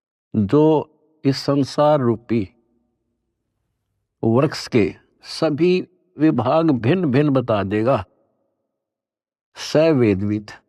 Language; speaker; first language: Hindi; native; Hindi